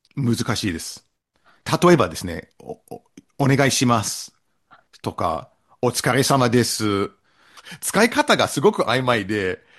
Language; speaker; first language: Japanese; non-native, fluent; English